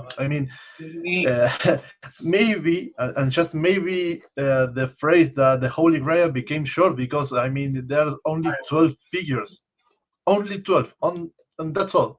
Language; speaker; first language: English; non-native, fluent; Spanish